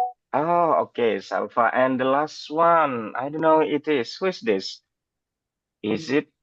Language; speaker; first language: English; non-native, fluent; Indonesian